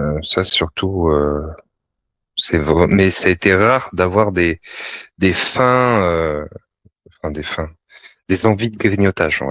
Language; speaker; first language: French; native; French